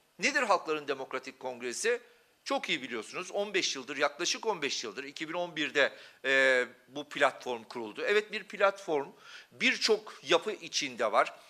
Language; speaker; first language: Turkish; non-native, local second language; Kurdish